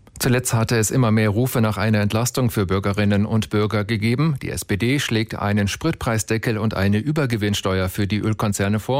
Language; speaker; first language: German; native; German